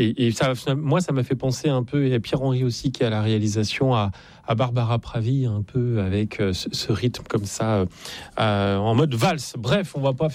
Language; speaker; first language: French; native; French